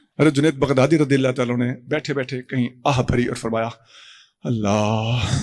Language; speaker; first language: Urdu; non-native, local second language; Punjabi